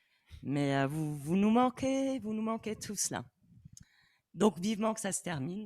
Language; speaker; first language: French; native; French